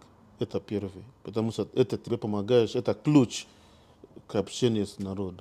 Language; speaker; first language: Russian; non-native, fluent; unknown